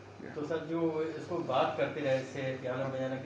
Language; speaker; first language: Hindi; native; Hindi